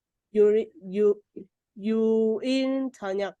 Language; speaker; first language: Korean; non-native, learner; Vietnamese